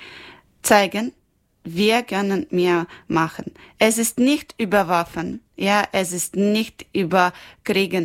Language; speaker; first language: German; non-native, learner; Ukrainian